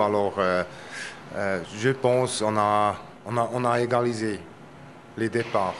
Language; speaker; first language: French; non-native, local second language; German